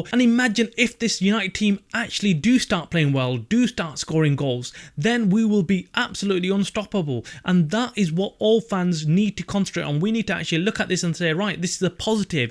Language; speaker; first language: English; native; English